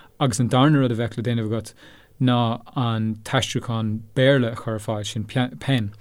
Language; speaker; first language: Irish; non-native, local second language; English